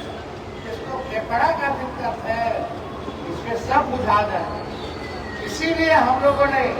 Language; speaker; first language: Hindi; native; Hindi